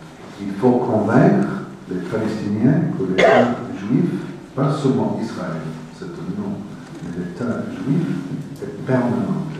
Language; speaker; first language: French; non-native, fluent; English